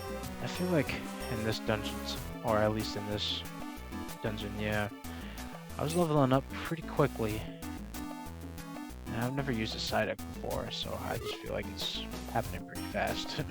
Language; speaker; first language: English; native; English